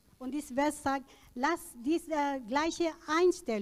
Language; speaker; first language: German; non-native, learner; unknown